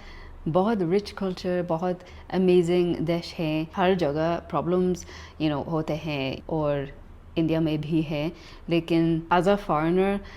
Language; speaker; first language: Hindi; non-native, learner; English